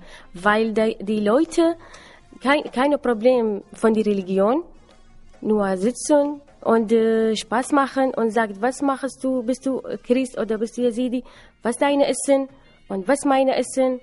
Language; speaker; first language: German; non-native, learner; Assyrian Neo-Aramaic